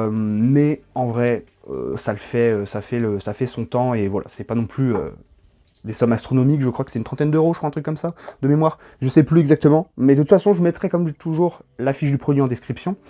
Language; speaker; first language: French; native; French